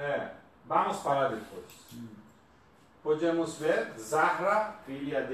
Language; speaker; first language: Portuguese; non-native, learner; Persian